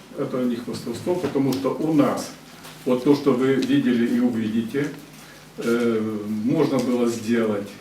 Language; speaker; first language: Russian; native; Russian